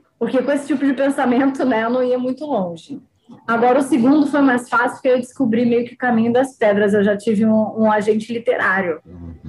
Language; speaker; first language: Portuguese; native; Portuguese